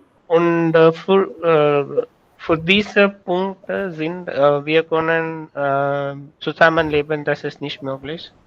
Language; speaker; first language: German; non-native, learner; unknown